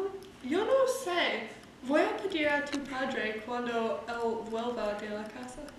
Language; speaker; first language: Spanish; non-native, learner; English